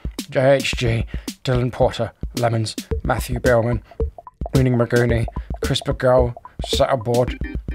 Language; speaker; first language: English; native; English